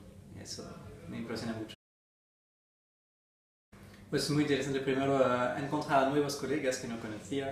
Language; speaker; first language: Spanish; non-native, fluent; French